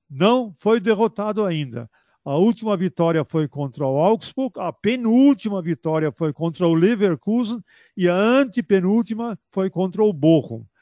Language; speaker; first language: Portuguese; early bilingual, other home language; German